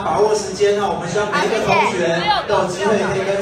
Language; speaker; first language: Chinese; native; Chinese